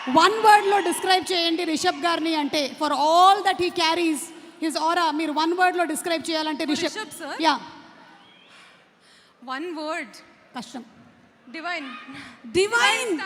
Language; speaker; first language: Telugu; native; Telugu